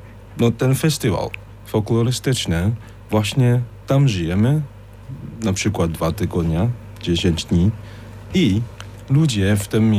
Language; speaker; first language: Polish; non-native, fluent; Chinese